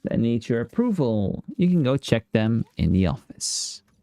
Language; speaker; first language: English; native; English